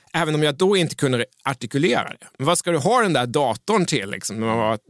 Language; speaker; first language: Swedish; native; Swedish